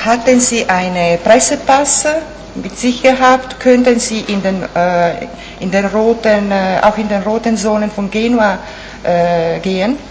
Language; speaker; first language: German; non-native, fluent; Italian